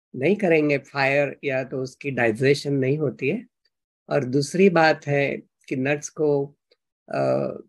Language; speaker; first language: Hindi; non-native, local second language; Marathi